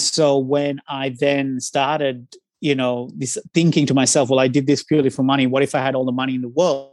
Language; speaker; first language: English; non-native, local second language; Sinhala